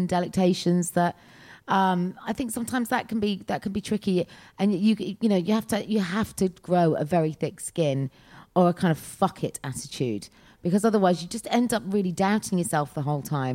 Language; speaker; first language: English; native; English